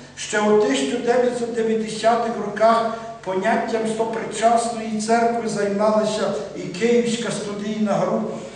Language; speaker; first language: Ukrainian; native; Ukrainian